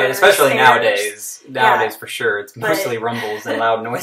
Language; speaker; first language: English; native; English